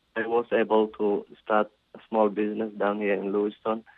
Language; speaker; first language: English; non-native, fluent; Somali